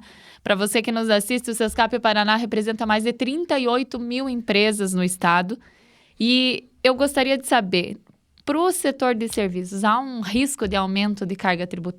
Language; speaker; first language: Portuguese; native; Portuguese